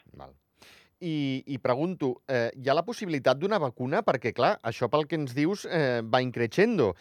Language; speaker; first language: Catalan; native; Catalan